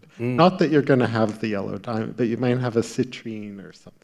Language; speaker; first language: English; native; English